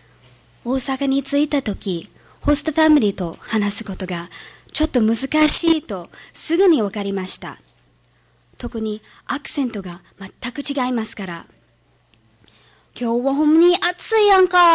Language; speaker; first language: Japanese; non-native, fluent; English